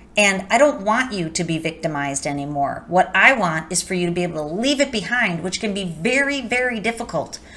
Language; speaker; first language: English; native; English